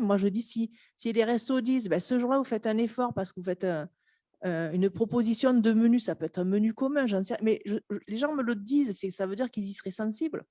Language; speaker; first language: French; native; French